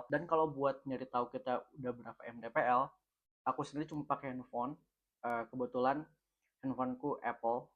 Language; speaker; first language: Indonesian; native; Indonesian